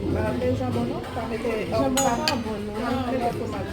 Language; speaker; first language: French; non-native, local second language; Haitian Creole